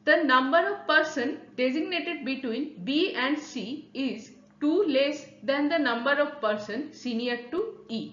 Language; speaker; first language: English; non-native, local second language; Bangla